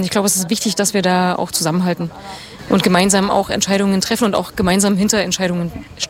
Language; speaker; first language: German; native; German